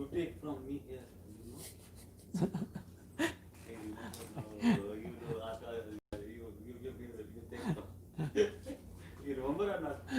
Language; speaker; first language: English; non-native, learner; Punjabi